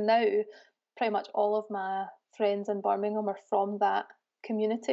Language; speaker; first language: English; native; English